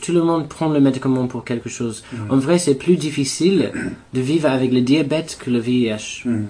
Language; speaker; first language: French; non-native, learner; English